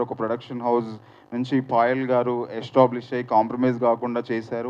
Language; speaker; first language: Telugu; native; Telugu